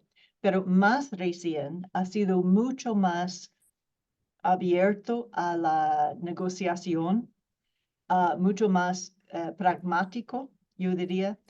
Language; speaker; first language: Spanish; non-native, fluent; English